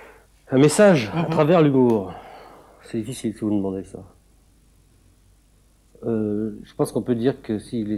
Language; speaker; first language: French; native; French